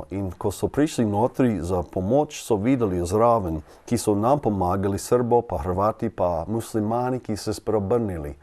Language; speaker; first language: Slovenian; non-native, learner; English